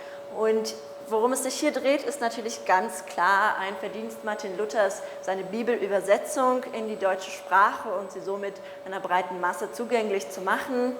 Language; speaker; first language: German; native; German